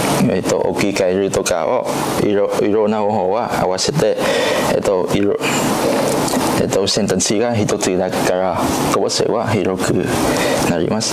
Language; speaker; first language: Japanese; non-native, learner; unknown